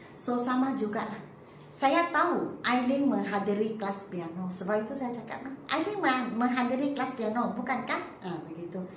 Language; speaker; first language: Malay; non-native, local second language; Chinese